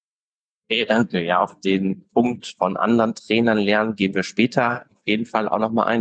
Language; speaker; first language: German; native; German